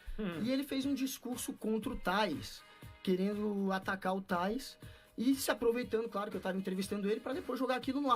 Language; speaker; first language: Portuguese; native; Portuguese